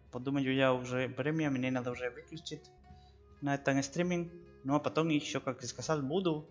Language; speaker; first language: Russian; non-native, learner; Spanish